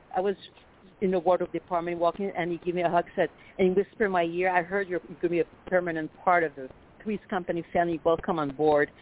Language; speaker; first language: English; non-native, fluent; French